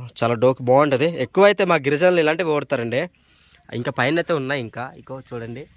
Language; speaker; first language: Telugu; non-native, local second language; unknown